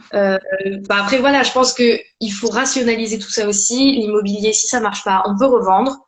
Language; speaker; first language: French; early bilingual, other home language; Portuguese